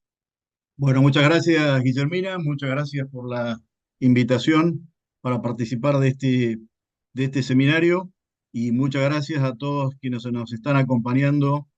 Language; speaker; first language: Spanish; native; Spanish